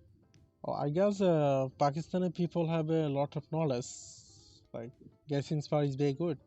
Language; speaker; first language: English; non-native, learner; Bangla